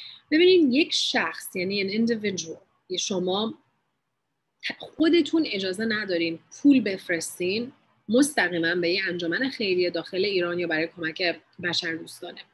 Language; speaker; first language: Persian; early bilingual, heritage; Persian